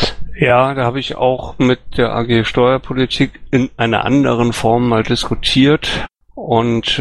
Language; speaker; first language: German; native; German